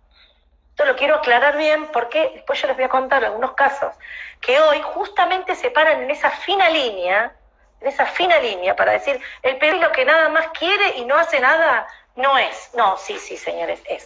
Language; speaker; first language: Spanish; native; Spanish